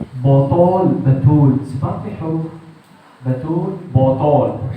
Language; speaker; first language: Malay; non-native, learner; Arabic